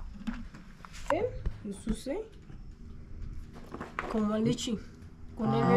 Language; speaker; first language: French; non-native, learner; Spanish